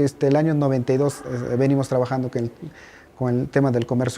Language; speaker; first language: Spanish; native; Spanish